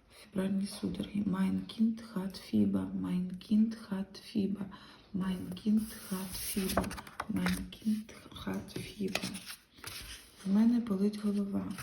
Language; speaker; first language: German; non-native, learner; Ukrainian